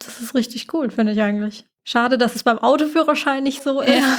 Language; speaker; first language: German; native; German